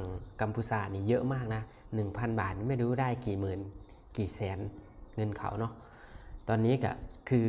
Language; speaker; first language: Thai; non-native, local second language; Northeastern Thai